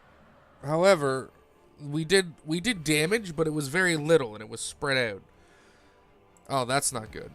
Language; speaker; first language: English; native; English